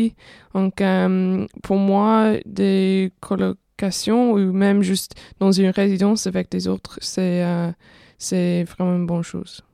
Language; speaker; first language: French; non-native, fluent; English